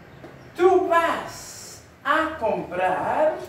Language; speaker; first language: Spanish; non-native, learner; Haitian Creole